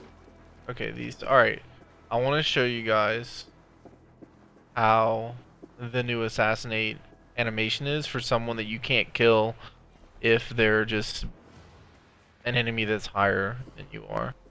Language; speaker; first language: English; native; English